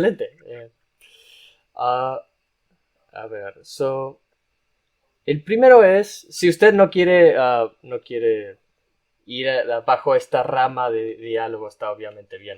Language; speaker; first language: Spanish; non-native, fluent; English